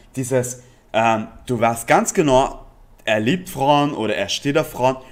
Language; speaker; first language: German; native; German